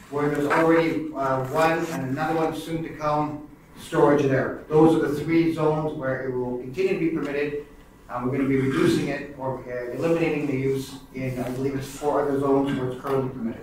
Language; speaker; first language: English; native; English